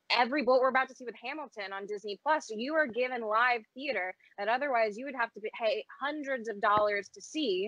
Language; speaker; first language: English; native; English